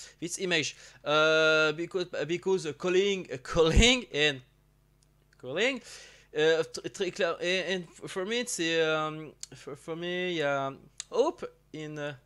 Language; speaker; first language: English; non-native, learner; French